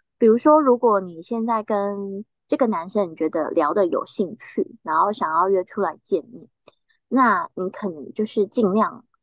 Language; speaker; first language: Chinese; native; Chinese